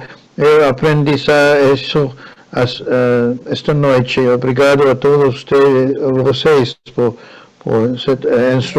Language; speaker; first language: Portuguese; non-native, learner; Spanish